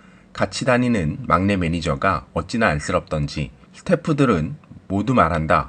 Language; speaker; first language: Korean; native; Korean